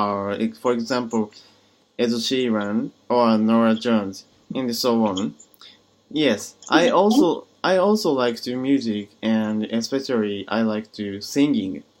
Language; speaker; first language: English; non-native, learner; Japanese